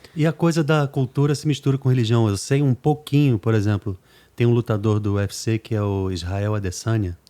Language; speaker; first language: Portuguese; native; Portuguese